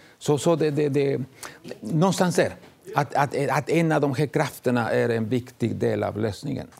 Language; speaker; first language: Swedish; non-native, fluent; Spanish